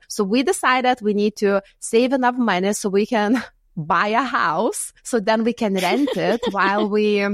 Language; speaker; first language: English; non-native, fluent; Lithuanian